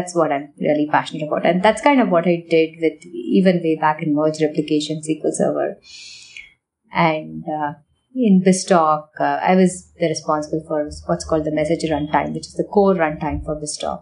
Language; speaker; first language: English; non-native, local second language; Tamil